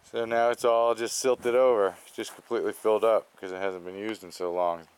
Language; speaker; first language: English; native; English